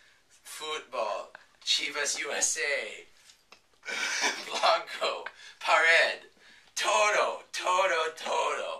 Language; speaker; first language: Spanish; non-native, learner; English